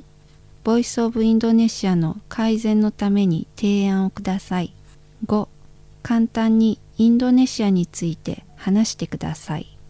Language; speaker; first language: Japanese; non-native, fluent; Indonesian